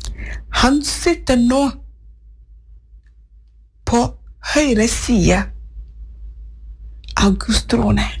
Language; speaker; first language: Norwegian; non-native, fluent; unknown